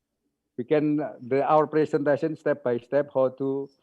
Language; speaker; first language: English; non-native, learner; Indonesian